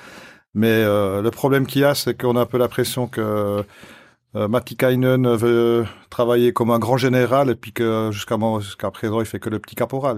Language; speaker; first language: French; native; French